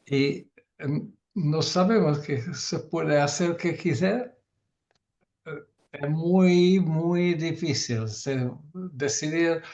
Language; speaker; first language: Spanish; non-native, learner; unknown